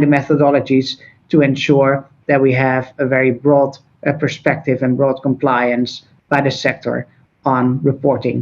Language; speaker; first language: English; non-native, fluent; Dutch